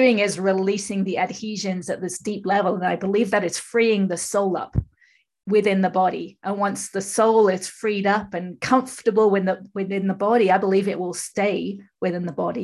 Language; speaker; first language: English; native; English